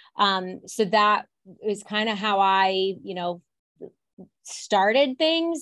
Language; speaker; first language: English; native; English